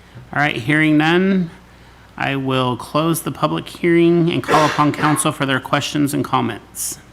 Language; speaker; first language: English; native; English